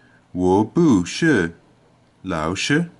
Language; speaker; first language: Chinese; non-native, learner; English